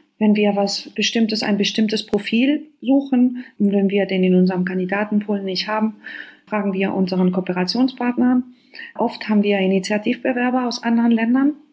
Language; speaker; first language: German; non-native, fluent; Spanish